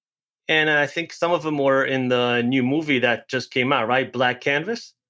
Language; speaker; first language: English; native; English